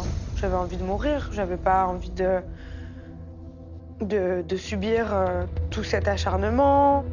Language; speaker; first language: French; native; French